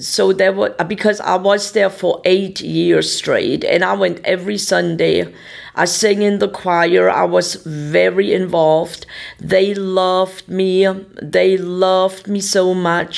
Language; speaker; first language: English; non-native, fluent; German